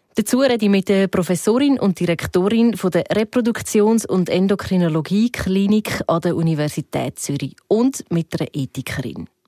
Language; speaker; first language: German; native; German